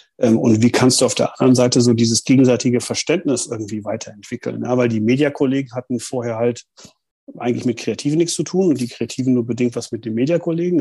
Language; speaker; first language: German; native; German